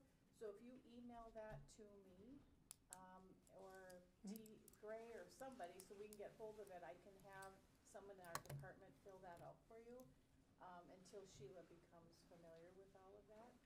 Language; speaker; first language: English; native; English